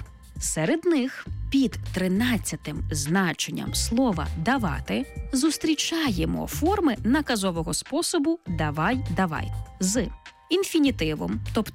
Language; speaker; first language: Ukrainian; native; Ukrainian